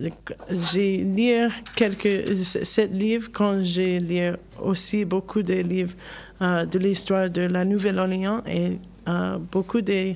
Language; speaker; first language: French; non-native, learner; English